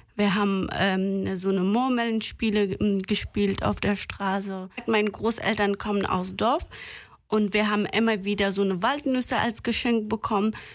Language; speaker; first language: German; non-native, fluent; Persian